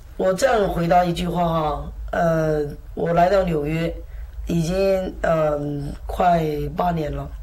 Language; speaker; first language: Chinese; native; Chinese